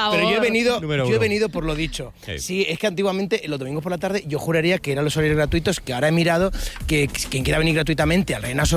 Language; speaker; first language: Spanish; native; Spanish